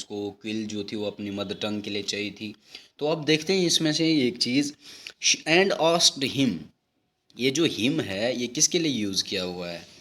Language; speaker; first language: Hindi; native; Hindi